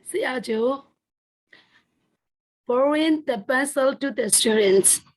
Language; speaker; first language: English; non-native, learner; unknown